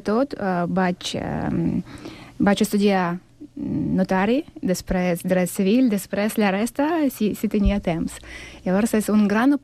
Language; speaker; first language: Catalan; non-native, fluent; Ukrainian